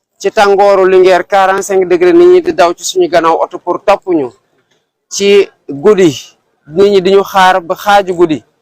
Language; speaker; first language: Wolof; non-native, local second language; Serer